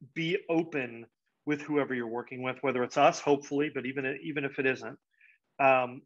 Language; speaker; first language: English; native; English